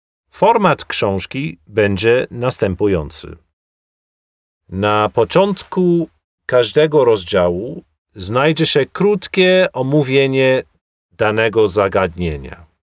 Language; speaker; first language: Polish; non-native, fluent; English